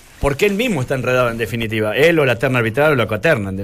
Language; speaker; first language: Spanish; native; Spanish